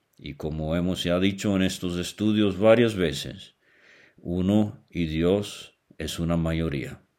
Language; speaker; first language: Spanish; native; Spanish